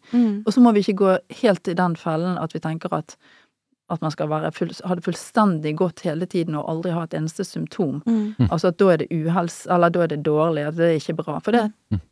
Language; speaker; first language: Norwegian; native; Norwegian